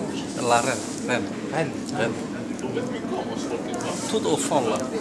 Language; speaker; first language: French; non-native, fluent; Somali